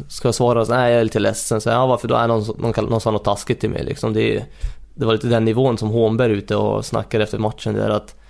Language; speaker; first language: Swedish; early bilingual, other home language; Hungarian